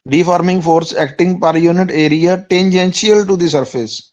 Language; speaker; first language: English; non-native, local second language; Punjabi